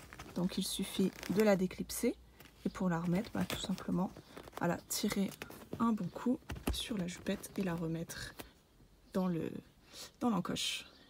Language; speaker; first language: French; native; French